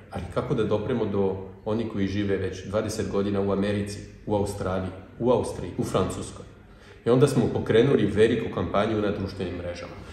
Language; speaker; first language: Bosnian; non-native, fluent; French